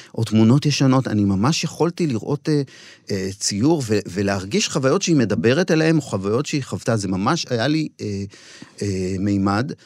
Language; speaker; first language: Hebrew; native; Hebrew